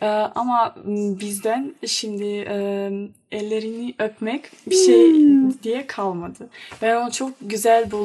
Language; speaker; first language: Turkish; non-native, learner; Bosnian